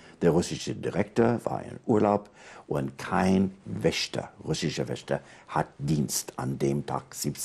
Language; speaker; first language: German; non-native, fluent; English